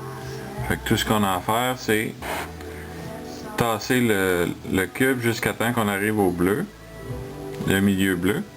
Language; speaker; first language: French; native; French